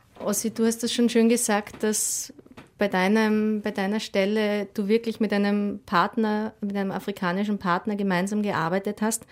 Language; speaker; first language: German; native; German